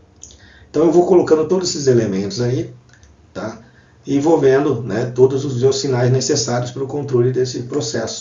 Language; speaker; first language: Portuguese; native; Portuguese